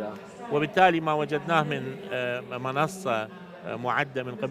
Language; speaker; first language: Arabic; native; Arabic